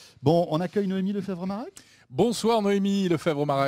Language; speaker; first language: French; native; French